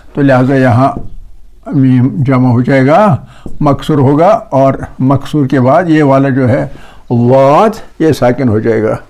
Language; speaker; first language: Urdu; native; Urdu